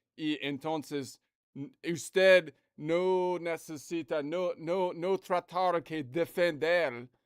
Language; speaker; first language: Spanish; non-native, learner; English